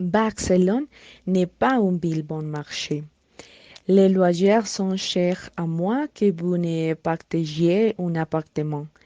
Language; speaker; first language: French; non-native, learner; Spanish